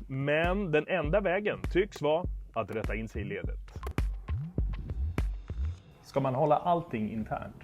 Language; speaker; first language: Swedish; native; Swedish